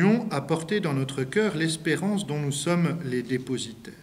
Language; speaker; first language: French; native; French